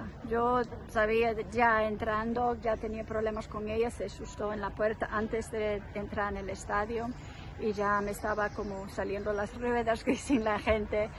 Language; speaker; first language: Spanish; non-native, fluent; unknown